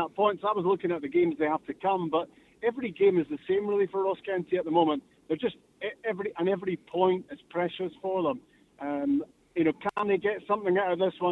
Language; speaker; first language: English; native; English